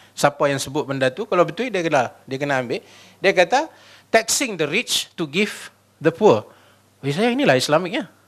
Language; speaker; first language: Malay; native; Malay